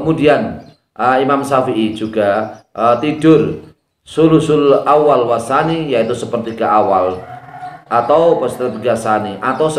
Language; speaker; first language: Indonesian; native; Indonesian